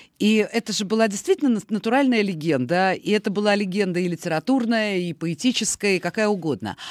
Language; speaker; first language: Russian; native; Russian